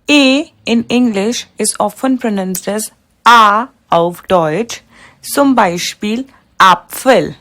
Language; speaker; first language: German; non-native, fluent; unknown